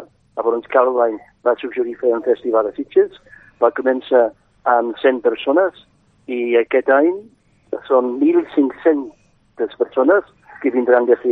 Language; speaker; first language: Catalan; non-native, fluent; English